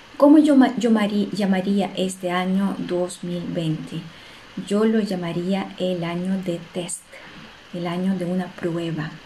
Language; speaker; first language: Spanish; non-native, fluent; Russian